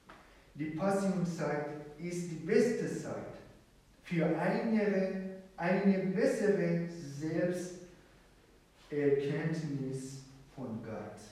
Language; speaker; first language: German; non-native, fluent; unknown